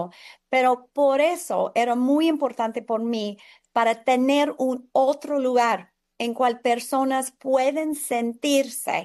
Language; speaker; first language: Spanish; non-native, fluent; English